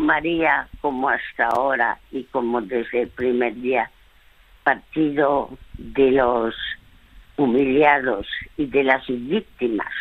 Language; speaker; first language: Spanish; early bilingual, other home language; French